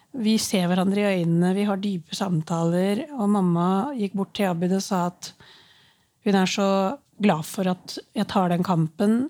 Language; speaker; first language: Norwegian; early bilingual, other home language; Urdu